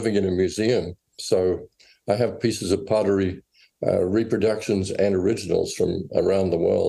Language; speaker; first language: English; native; English